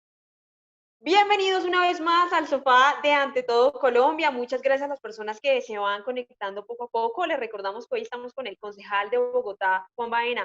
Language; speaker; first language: Spanish; native; Spanish